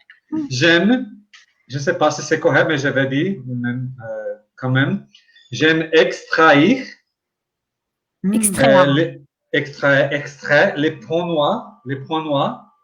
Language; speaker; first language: French; non-native, learner; Portuguese